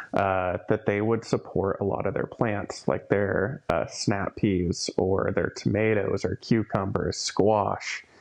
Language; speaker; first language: English; native; English